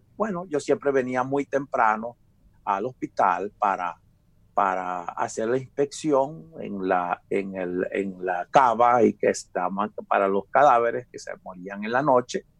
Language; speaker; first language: Spanish; native; Spanish